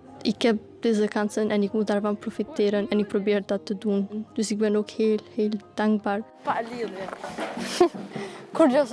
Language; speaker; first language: Dutch; early bilingual, other home language; Albanian